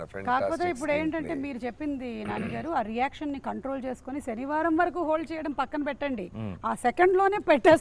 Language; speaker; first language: Telugu; native; Telugu